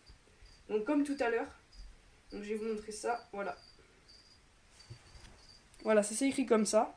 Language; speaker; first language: French; native; French